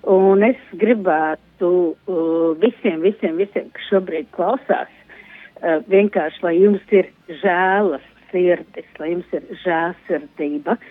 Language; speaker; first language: Latvian; native; Latvian